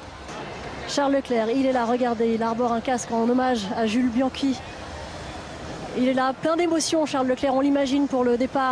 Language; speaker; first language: French; native; French